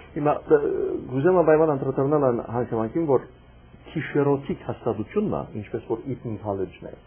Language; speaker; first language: Armenian; early bilingual, heritage; Armenian